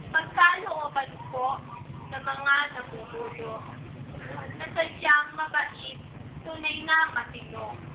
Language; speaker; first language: Filipino; native; Filipino